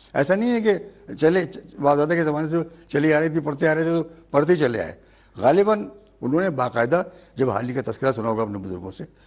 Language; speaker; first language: Hindi; native; Hindi